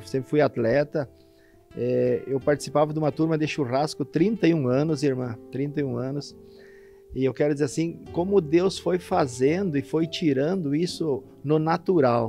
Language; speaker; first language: Portuguese; native; Portuguese